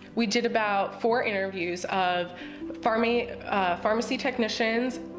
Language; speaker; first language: English; native; English